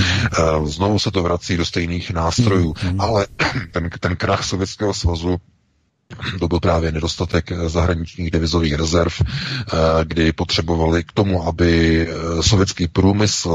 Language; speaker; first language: Czech; native; Czech